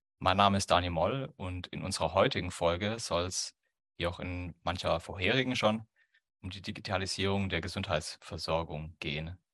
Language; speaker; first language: German; native; German